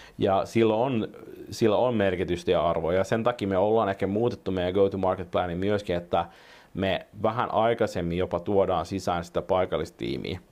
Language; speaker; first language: Finnish; non-native, local second language; Swedish